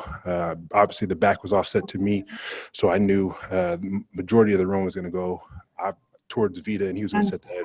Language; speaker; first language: English; native; English